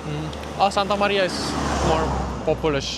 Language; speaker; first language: English; non-native, learner; Indonesian